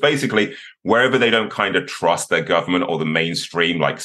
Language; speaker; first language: English; native; English